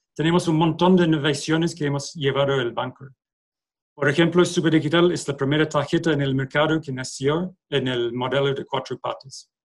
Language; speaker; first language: Spanish; non-native, fluent; English